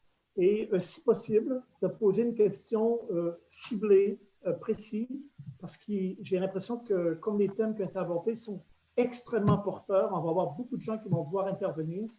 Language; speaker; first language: French; native; French